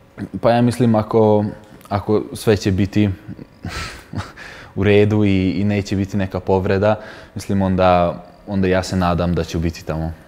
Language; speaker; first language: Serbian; non-native, local second language; Hungarian